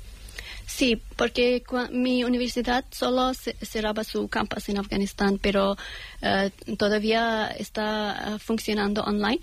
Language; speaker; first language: Spanish; non-native, learner; Persian